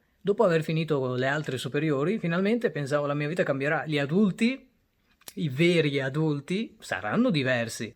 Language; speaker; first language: Italian; early bilingual, other home language; Bangla